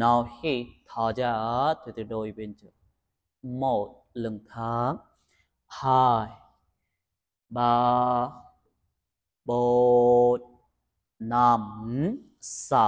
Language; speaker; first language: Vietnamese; non-native, learner; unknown